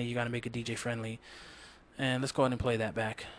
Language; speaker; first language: English; native; English